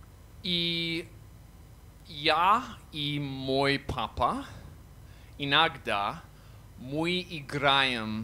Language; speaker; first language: Russian; non-native, learner; English